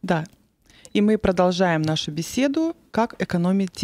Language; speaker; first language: Russian; native; Russian